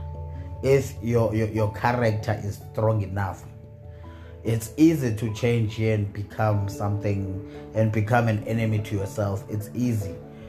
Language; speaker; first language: English; non-native, local second language; Xhosa